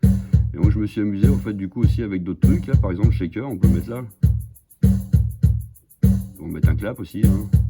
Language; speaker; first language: French; native; French